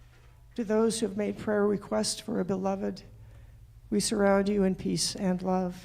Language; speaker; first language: English; native; English